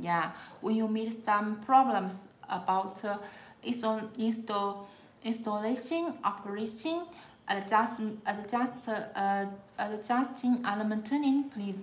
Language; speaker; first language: English; non-native, learner; Chinese